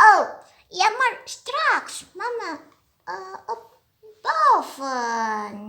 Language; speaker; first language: Dutch; non-native, learner; Indonesian